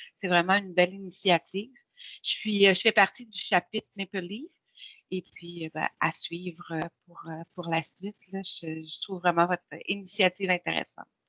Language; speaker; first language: French; native; French